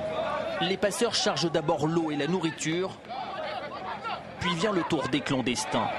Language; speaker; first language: French; native; French